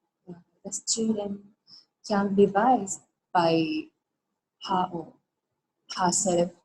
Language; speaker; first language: English; non-native, learner; Japanese